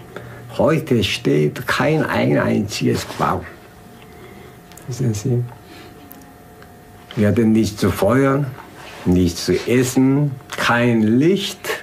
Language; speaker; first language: German; non-native, fluent; Korean